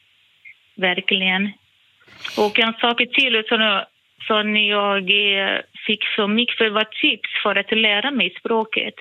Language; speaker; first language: Swedish; non-native, fluent; Portuguese